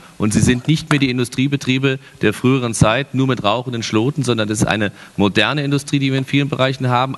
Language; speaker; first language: German; native; German